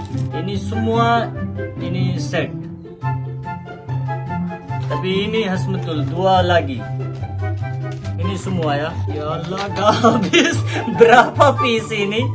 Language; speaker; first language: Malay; non-native, learner; Urdu